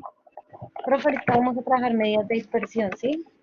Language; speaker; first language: Spanish; native; Spanish